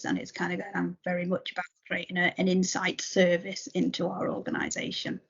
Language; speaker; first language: English; native; English